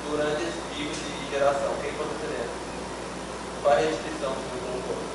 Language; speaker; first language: Portuguese; native; Portuguese